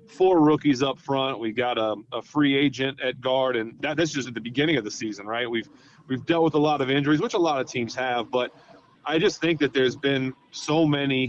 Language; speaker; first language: English; native; English